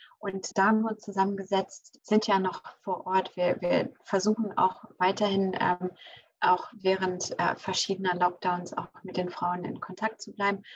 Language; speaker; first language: German; early bilingual, other home language; English